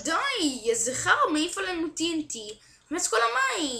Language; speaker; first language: Hebrew; native; Hebrew